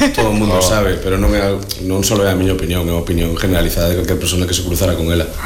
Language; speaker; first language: Galician; non-native, local second language; Spanish